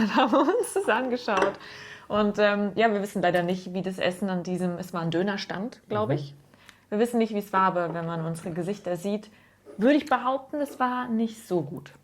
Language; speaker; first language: German; native; German